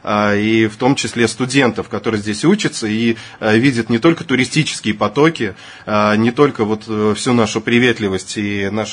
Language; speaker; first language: Russian; native; Russian